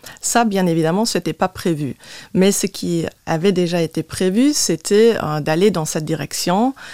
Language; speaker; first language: French; non-native, local second language; Luxembourgish